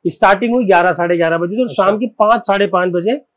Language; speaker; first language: Hindi; native; Hindi